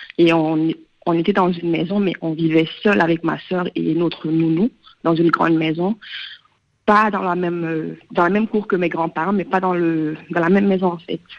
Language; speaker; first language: French; non-native, local second language; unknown